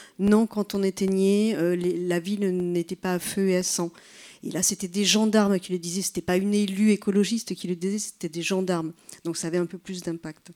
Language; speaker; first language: French; native; French